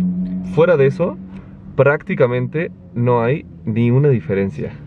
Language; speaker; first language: Spanish; native; Spanish